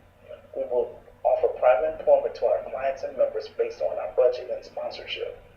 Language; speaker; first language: English; native; English